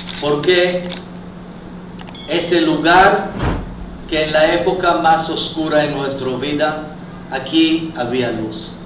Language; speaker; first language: Spanish; non-native, fluent; Hebrew